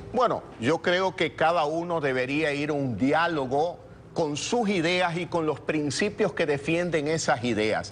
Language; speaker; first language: Spanish; native; Spanish